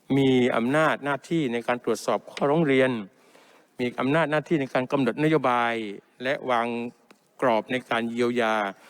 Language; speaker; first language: Thai; non-native, local second language; Pattani Malay